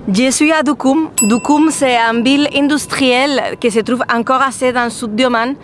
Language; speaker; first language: French; non-native, fluent; Spanish